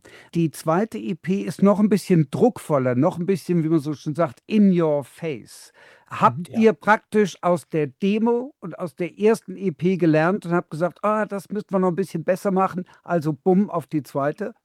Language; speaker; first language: German; native; German